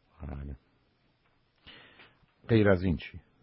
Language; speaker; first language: Persian; native; Persian